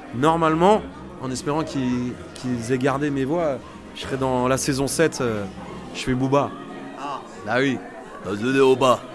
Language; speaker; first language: French; native; French